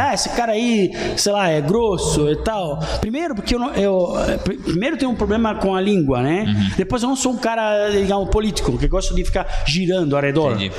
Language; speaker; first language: Portuguese; non-native, fluent; Italian